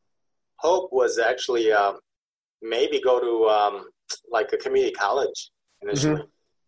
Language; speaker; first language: English; early bilingual, other home language; Korean